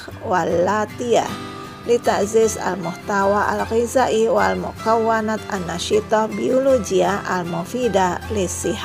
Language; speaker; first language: Arabic; non-native, local second language; Indonesian